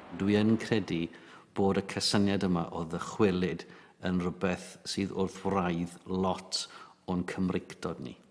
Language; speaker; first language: Welsh; native; Welsh